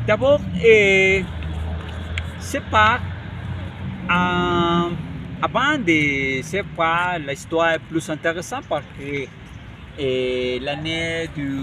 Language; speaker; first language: French; non-native, learner; Spanish